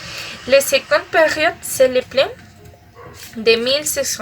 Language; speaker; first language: French; non-native, learner; Spanish